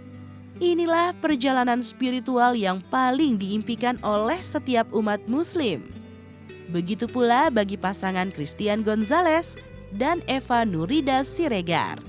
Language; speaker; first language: Indonesian; native; Indonesian